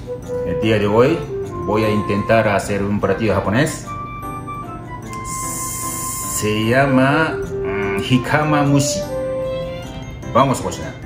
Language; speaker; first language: Spanish; non-native, learner; Japanese